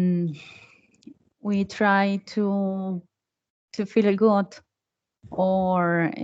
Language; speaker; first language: English; non-native, learner; Spanish